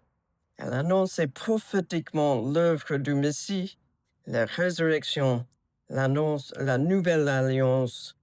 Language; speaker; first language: French; non-native, fluent; English